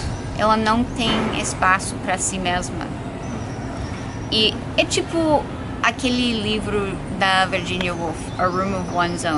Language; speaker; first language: Portuguese; non-native, fluent; English